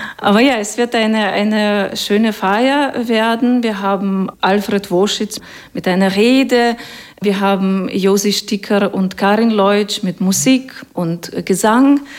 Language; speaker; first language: German; non-native, fluent; Russian